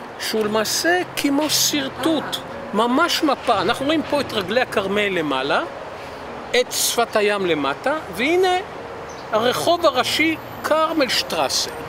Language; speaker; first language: Hebrew; native; Hebrew